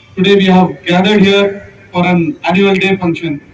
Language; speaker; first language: English; non-native, local second language; Urdu